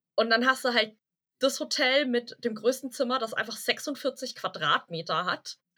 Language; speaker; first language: German; early bilingual, other home language; Vietnamese